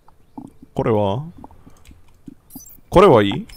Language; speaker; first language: Japanese; non-native, learner; English